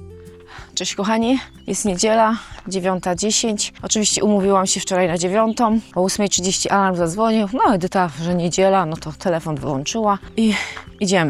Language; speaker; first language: Polish; native; Polish